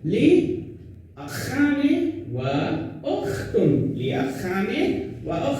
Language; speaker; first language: Arabic; non-native, learner; Hindi